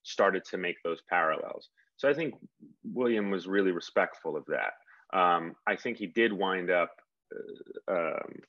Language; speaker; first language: English; native; English